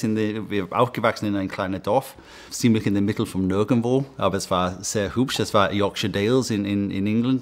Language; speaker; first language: German; non-native, fluent; English